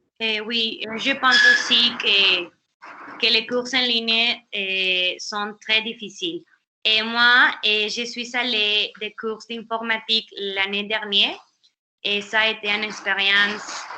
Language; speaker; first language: French; non-native, learner; Spanish